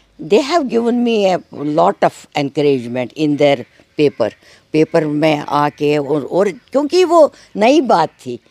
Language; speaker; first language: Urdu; non-native, local second language; Kashmiri